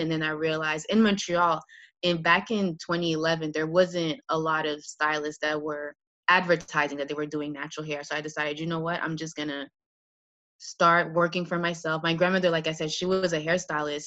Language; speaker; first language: English; native; English